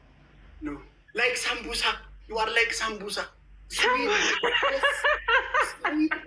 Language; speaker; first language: English; non-native, learner; Oromo